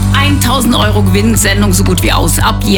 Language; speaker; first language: German; native; German